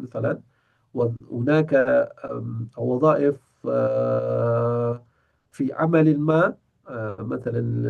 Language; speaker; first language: Arabic; non-native, fluent; Indonesian